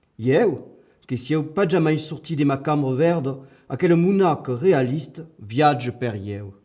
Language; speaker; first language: Occitan; non-native, local second language; French